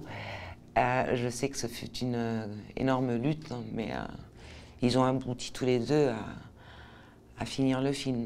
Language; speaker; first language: French; non-native, fluent; Portuguese